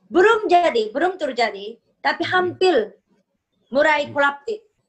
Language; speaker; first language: Indonesian; non-native, fluent; Japanese